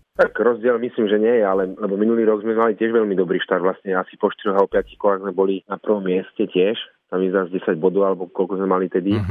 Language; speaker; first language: Slovak; native; Slovak